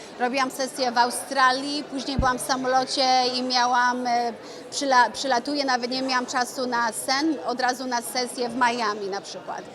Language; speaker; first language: Polish; early bilingual, heritage; Polish